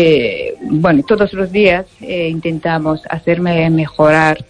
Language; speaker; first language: Spanish; non-native, fluent; Japanese